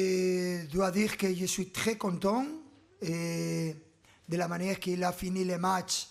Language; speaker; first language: French; non-native, learner; Spanish